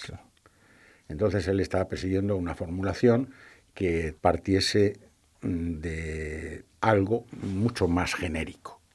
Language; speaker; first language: Spanish; native; Spanish